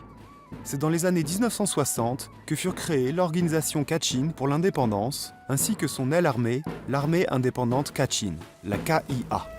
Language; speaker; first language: French; native; French